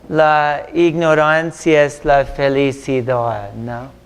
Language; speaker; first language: Spanish; non-native, fluent; English